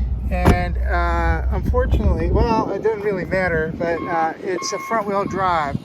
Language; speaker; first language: English; native; English